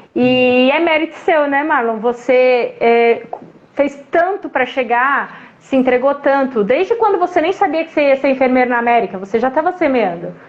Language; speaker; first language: Portuguese; native; Portuguese